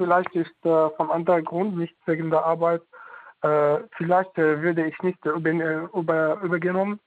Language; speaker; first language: German; non-native, learner; Arabic